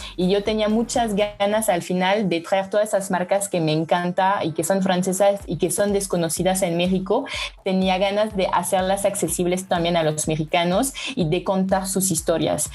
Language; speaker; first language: Spanish; non-native, fluent; French